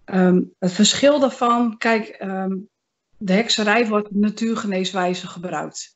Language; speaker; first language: Dutch; native; Dutch